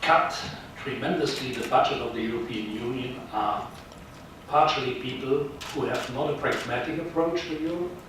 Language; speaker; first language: English; non-native, fluent; German